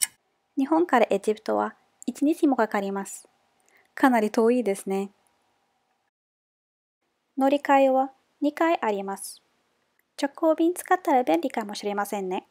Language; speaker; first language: Japanese; non-native, fluent; Arabic